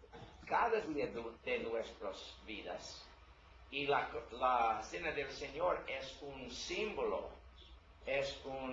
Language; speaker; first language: Spanish; non-native, learner; English